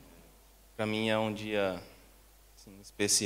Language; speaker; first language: Portuguese; native; Portuguese